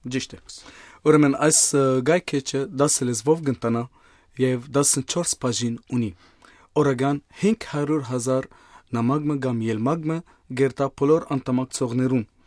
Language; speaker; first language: Armenian; native; Armenian